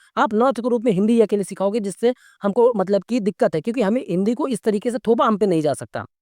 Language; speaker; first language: Hindi; native; Hindi